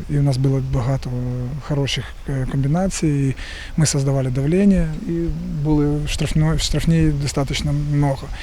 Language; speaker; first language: Ukrainian; non-native, local second language; Russian